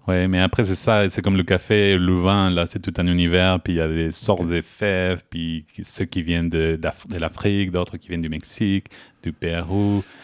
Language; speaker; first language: French; non-native, fluent; Spanish